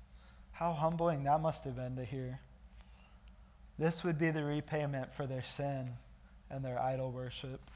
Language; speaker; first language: English; native; English